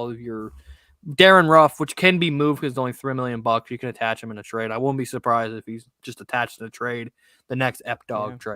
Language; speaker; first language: English; native; English